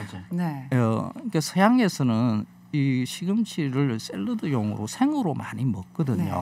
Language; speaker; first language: Korean; native; Korean